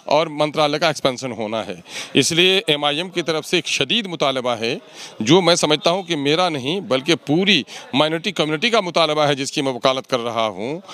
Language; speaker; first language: Hindi; native; Hindi